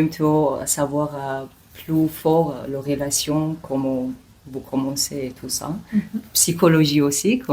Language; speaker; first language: French; non-native, learner; Georgian